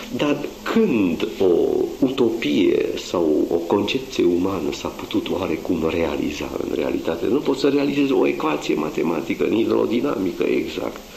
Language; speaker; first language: Romanian; non-native, local second language; Hungarian